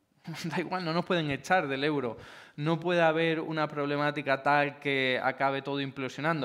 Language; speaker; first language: Spanish; native; Spanish